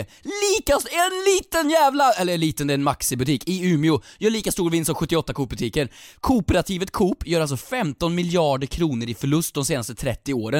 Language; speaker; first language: Swedish; native; Swedish